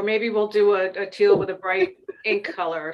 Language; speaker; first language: English; native; English